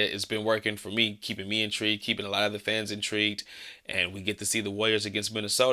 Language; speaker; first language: English; native; English